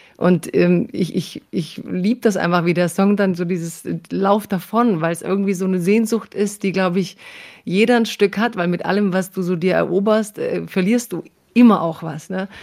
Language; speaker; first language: German; early bilingual, other home language; Croatian